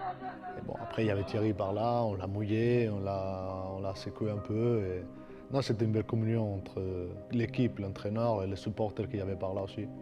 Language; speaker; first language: French; non-native, fluent; Spanish